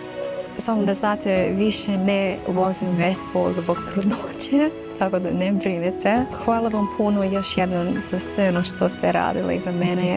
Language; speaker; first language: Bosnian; non-native, fluent; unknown